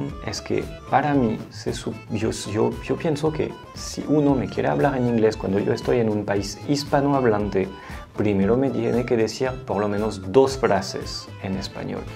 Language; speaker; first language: Spanish; non-native, fluent; French